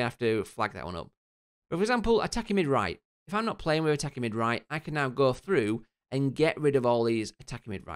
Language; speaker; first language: English; native; English